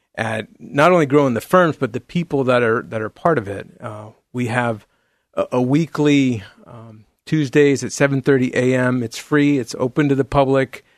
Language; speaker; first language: English; native; English